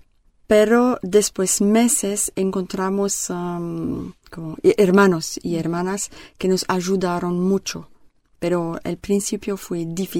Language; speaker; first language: Spanish; non-native, learner; French